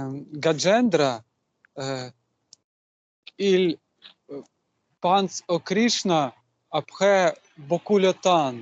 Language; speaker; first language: French; non-native, learner; Russian